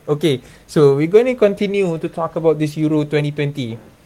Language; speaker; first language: English; non-native, local second language; Malay